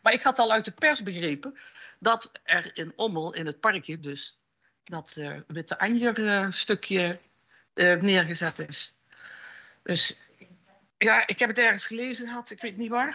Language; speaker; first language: Dutch; native; Dutch